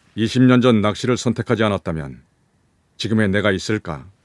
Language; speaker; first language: Korean; native; Korean